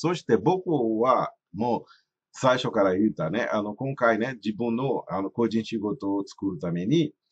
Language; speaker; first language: Japanese; non-native, fluent; Portuguese